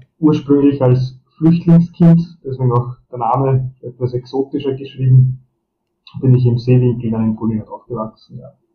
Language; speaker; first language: German; early bilingual, other home language; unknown